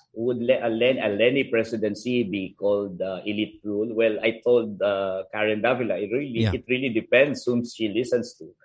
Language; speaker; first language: English; non-native, local second language; Hiligaynon